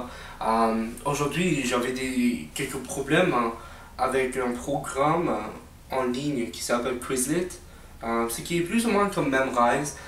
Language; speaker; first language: French; non-native, fluent; English